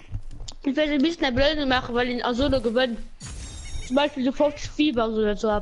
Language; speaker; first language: German; non-native, local second language; Luxembourgish